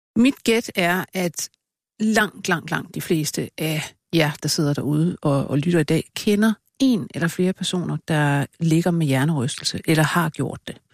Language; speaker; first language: Danish; native; Danish